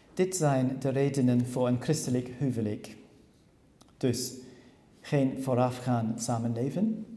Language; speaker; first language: Dutch; non-native, learner; English